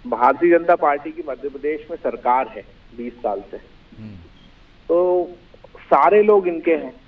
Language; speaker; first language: Hindi; native; Hindi